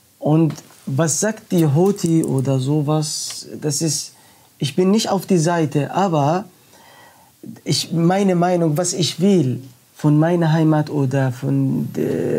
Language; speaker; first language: German; non-native, learner; Arabic